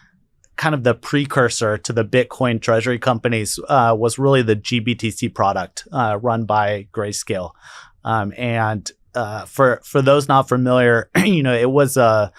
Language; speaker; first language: English; native; English